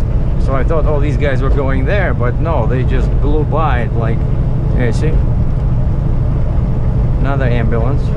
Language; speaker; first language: English; non-native, fluent; Russian